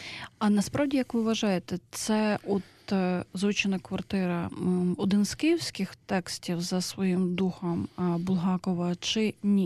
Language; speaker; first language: Ukrainian; native; Ukrainian